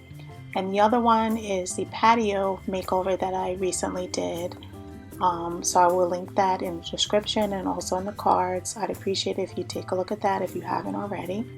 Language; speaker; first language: English; native; English